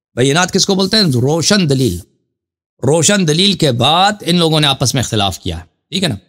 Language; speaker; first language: Urdu; non-native, fluent; Persian